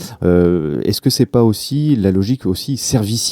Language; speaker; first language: French; native; French